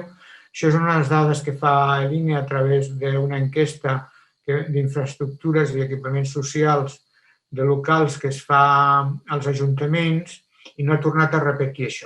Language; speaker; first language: Catalan; native; Catalan